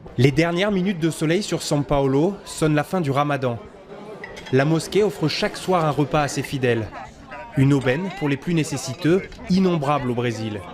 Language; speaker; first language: French; native; French